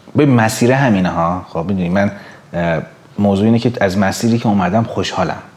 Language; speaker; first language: Persian; native; Persian